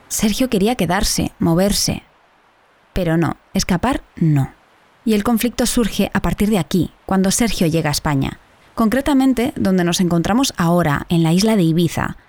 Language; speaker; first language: Spanish; native; Spanish